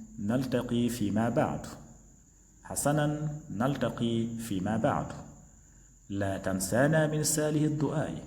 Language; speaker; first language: Arabic; non-native, fluent; Wolof